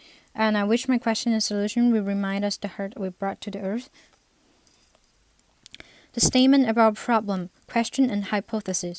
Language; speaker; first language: English; non-native, fluent; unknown